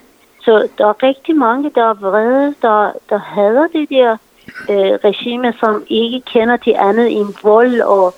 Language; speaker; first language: Danish; non-native, fluent; Persian